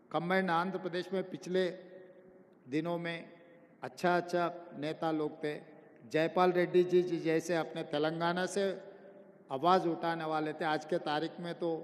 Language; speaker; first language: Hindi; non-native, local second language; Telugu